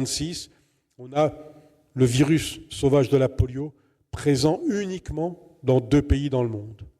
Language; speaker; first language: French; native; French